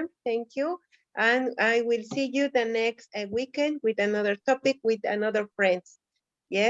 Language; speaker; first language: English; non-native, fluent; Spanish